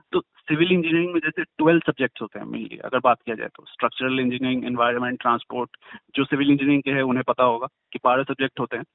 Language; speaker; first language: Hindi; native; Hindi